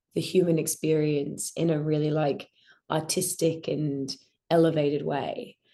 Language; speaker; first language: English; native; English